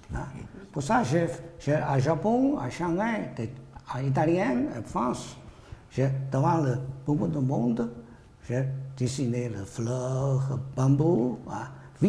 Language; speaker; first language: French; non-native, learner; Chinese